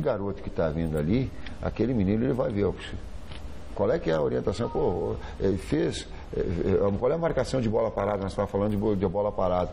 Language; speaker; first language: Portuguese; native; Portuguese